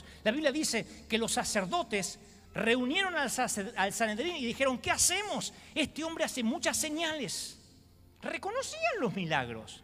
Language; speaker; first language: Spanish; native; Spanish